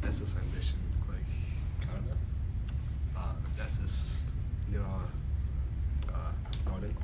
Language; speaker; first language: German; non-native, learner; English